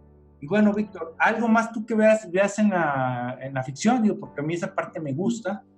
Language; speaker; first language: Spanish; native; Spanish